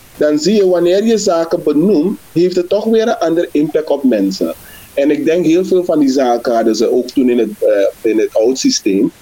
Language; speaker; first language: Dutch; native; Dutch